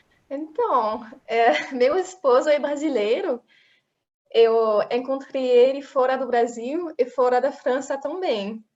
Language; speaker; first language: Portuguese; non-native, fluent; French